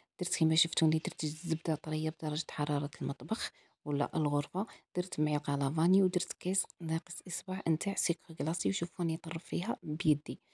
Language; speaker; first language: Arabic; native; Arabic